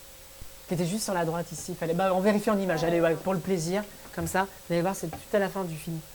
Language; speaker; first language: French; native; French